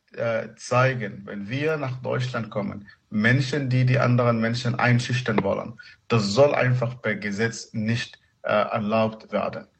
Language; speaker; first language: German; non-native, fluent; Arabic